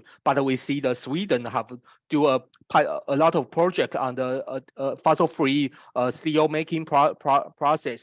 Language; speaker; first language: English; non-native, fluent; Chinese